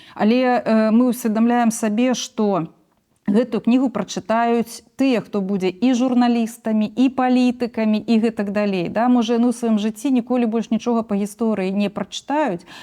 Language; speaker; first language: Belarusian; native; Belarusian